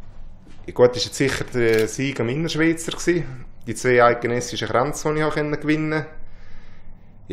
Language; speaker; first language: German; native; German